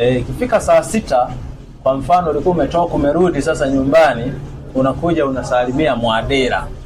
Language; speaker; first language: Swahili; non-native, local second language; Sukuma